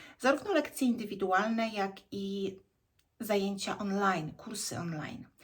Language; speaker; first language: Polish; native; Polish